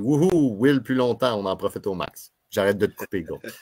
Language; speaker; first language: French; native; French